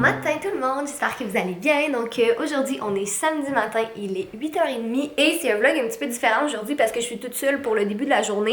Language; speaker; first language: French; native; French